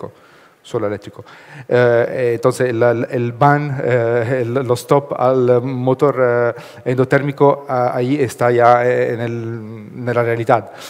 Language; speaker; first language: Spanish; non-native, learner; Italian